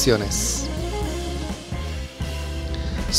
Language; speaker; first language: Spanish; native; Spanish